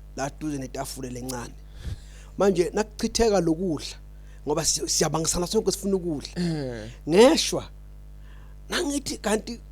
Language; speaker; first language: Zulu; native; Zulu